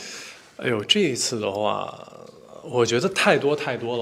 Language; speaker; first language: Chinese; native; Chinese